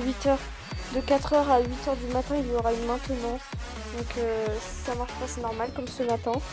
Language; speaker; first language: French; native; French